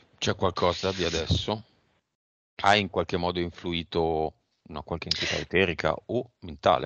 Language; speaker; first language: Italian; native; Italian